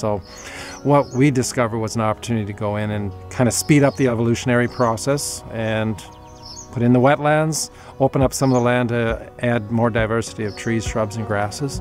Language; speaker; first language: English; native; English